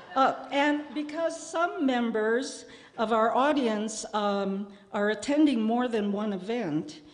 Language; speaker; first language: English; native; English